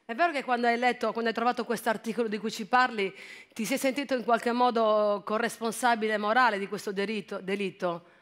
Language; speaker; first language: Italian; native; Italian